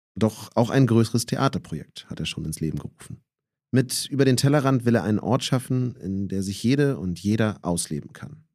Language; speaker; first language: German; native; German